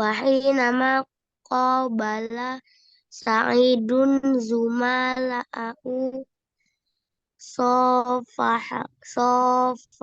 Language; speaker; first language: Arabic; non-native, learner; Indonesian